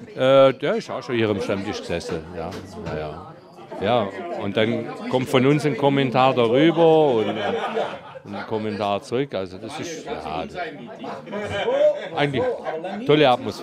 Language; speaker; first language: German; native; German